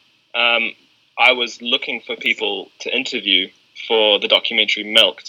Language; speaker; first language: English; native; English